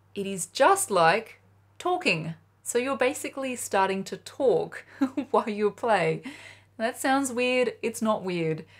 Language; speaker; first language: English; native; English